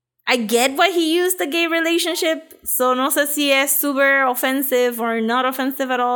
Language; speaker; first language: English; non-native, local second language; Spanish